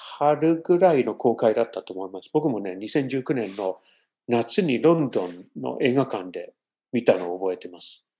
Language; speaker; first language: Japanese; non-native, fluent; English